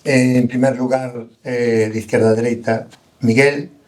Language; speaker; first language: Spanish; non-native, local second language; Galician